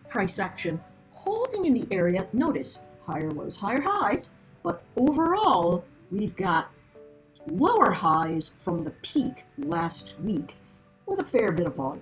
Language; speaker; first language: English; native; English